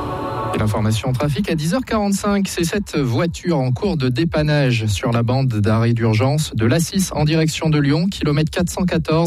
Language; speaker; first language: French; native; French